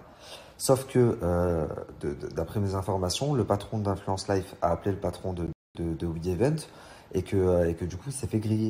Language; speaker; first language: French; native; French